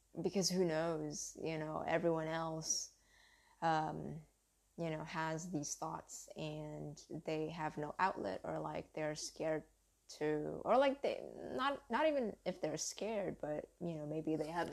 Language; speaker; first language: English; early bilingual, other home language; Indonesian